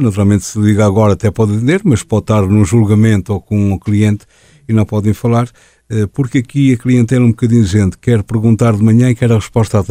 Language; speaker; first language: Portuguese; native; Portuguese